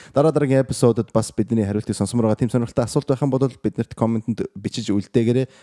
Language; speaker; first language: Mongolian; early bilingual, heritage; Mongolian